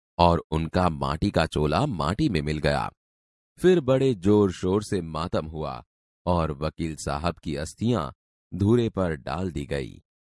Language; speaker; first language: Hindi; non-native, local second language; Gujarati